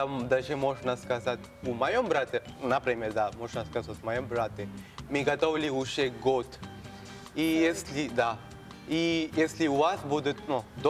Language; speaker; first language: Russian; non-native, learner; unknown